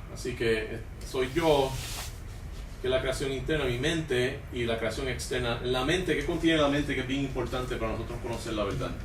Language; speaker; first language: Spanish; early bilingual, heritage; Spanish